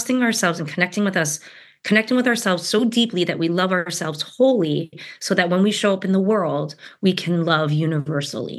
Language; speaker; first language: English; native; English